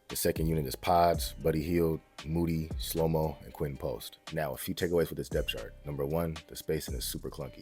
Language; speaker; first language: English; native; English